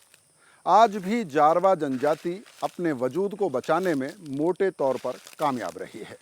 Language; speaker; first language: Hindi; native; Hindi